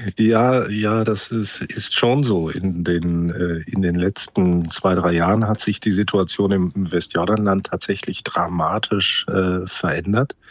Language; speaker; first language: German; native; German